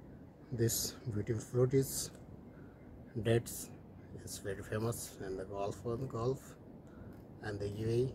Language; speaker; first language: English; non-native, learner; Nepali